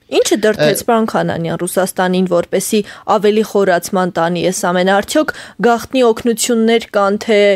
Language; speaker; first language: Armenian; native; Armenian